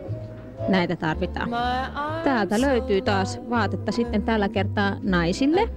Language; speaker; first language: Finnish; native; Finnish